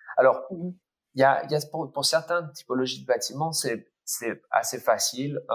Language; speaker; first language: French; early bilingual, other home language; English